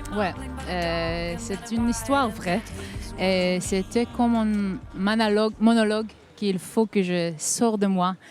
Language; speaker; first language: French; non-native, fluent; Hebrew